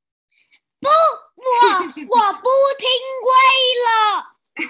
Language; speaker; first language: Chinese; non-native, learner; Vietnamese